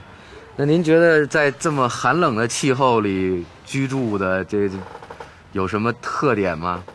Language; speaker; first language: Chinese; native; Chinese